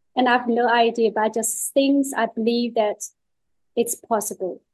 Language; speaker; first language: English; non-native, learner; Chinese